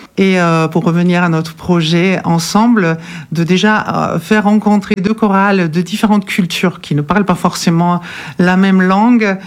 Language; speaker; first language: French; non-native, fluent; German